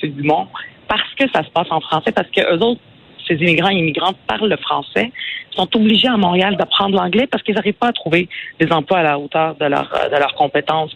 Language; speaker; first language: French; early bilingual, other home language; Arabic